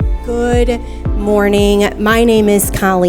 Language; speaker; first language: English; native; English